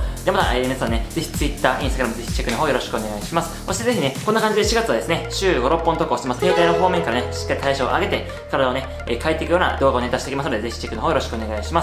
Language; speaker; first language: Japanese; native; Japanese